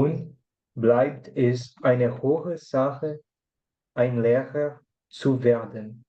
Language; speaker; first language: German; non-native, learner; Portuguese